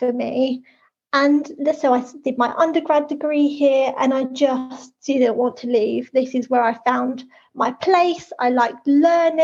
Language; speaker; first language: English; native; English